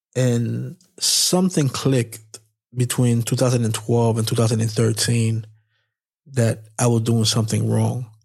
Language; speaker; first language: English; non-native, fluent; Haitian Creole